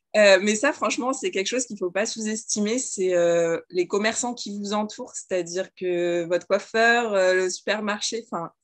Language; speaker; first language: French; native; French